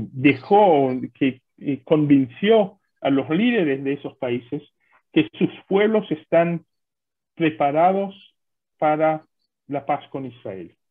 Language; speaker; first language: Spanish; non-native, fluent; Hebrew